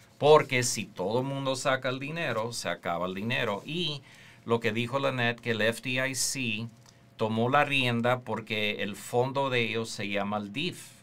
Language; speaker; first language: Spanish; early bilingual, heritage; Spanish